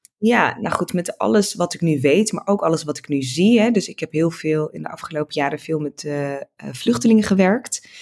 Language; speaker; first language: Dutch; early bilingual, other home language; Tigrinya